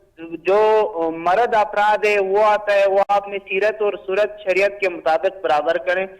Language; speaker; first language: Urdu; non-native, learner; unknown